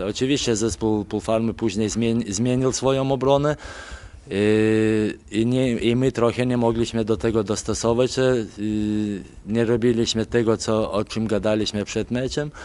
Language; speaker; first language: Polish; non-native, fluent; Lithuanian